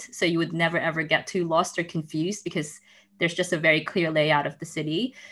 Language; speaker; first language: English; non-native, local second language; Filipino